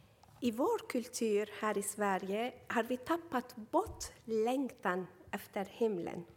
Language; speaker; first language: Swedish; non-native, fluent; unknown